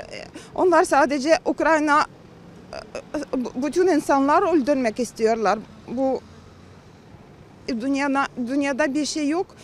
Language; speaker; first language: Turkish; non-native, learner; Ukrainian